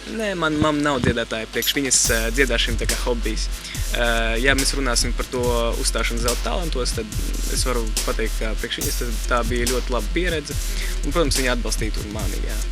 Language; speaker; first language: Latvian; non-native, local second language; Russian